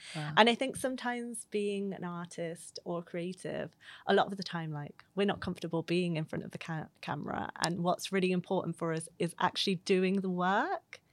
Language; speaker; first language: English; native; English